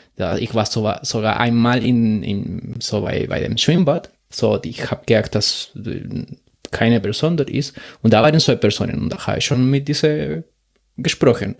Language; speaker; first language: German; non-native, learner; Spanish